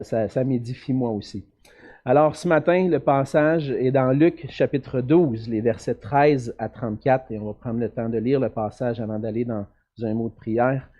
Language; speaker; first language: French; native; French